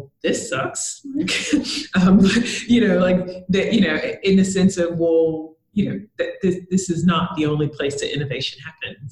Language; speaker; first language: English; native; English